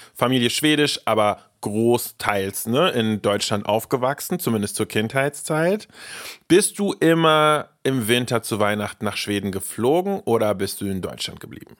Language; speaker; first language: German; early bilingual, other home language; Russian